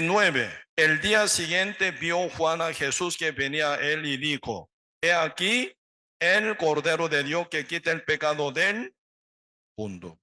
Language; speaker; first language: Spanish; non-native, learner; Korean